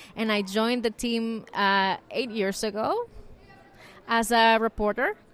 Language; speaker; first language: English; non-native, fluent; Spanish